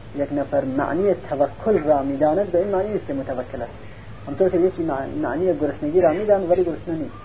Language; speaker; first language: Persian; non-native, local second language; Central Kurdish